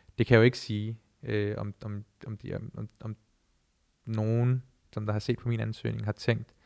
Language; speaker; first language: Danish; early bilingual, other home language; Punjabi